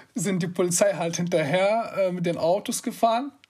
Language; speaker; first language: German; non-native, fluent; Arabic